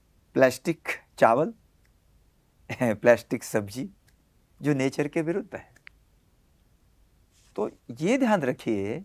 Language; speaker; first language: Hindi; native; Hindi